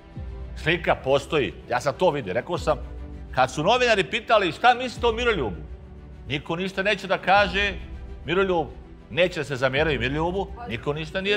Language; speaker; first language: Serbian; native; Serbian